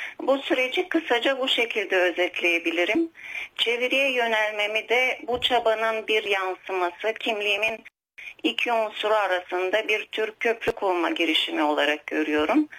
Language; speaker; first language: Turkish; early bilingual, heritage; Turkish